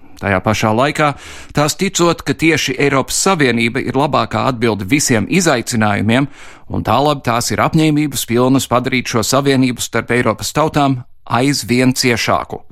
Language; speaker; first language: Latvian; early bilingual, heritage; Latvian